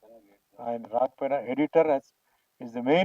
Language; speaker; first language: Telugu; native; Telugu